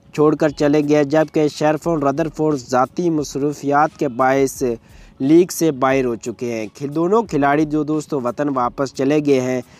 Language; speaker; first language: Urdu; native; Urdu